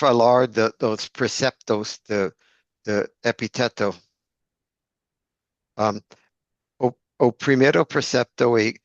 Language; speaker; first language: Portuguese; non-native, learner; English